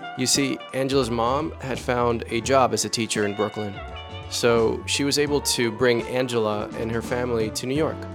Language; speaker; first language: English; non-native, fluent; Spanish